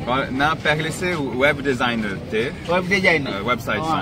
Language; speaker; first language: Hindi; non-native, fluent; French